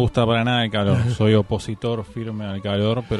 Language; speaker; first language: Spanish; native; Spanish